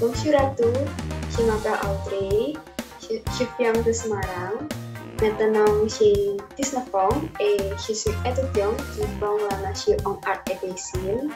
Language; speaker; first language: French; non-native, learner; Indonesian